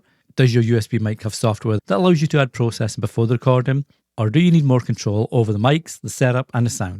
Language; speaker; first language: English; native; English